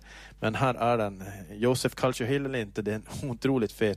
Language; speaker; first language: Swedish; native; Swedish